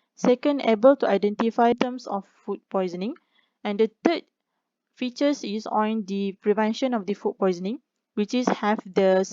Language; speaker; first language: English; non-native, local second language; Malay